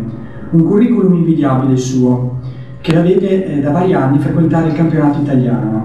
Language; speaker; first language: Italian; native; Italian